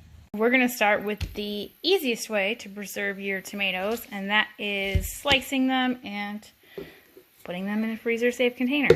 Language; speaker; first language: English; native; English